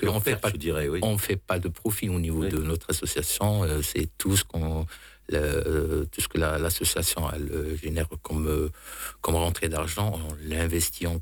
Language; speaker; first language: French; non-native, local second language; Arabic